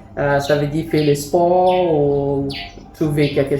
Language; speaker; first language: French; non-native, fluent; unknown